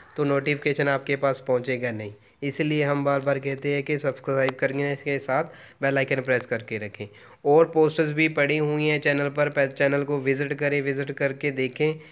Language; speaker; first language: Hindi; non-native, local second language; Punjabi